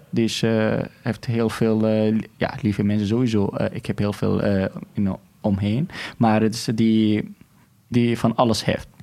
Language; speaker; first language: Dutch; non-native, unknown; Arabic